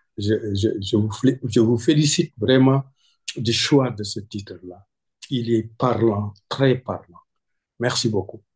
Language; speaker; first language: French; non-native, local second language; Wolof